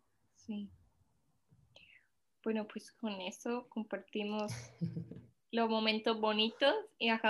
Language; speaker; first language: Spanish; early bilingual, heritage; Spanish